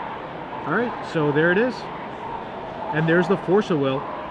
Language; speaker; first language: English; native; English